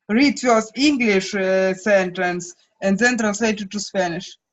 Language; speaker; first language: English; non-native, fluent; Russian